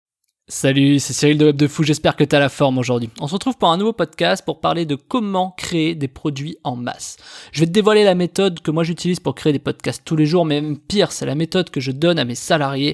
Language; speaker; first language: French; native; French